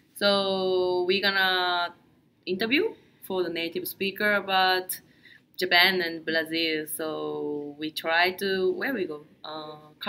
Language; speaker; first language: English; non-native, learner; Japanese